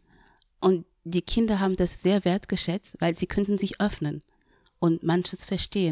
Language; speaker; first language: German; non-native, fluent; French